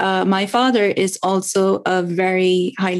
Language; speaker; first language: English; non-native, local second language; Urdu